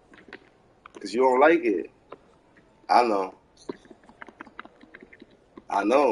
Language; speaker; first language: English; native; English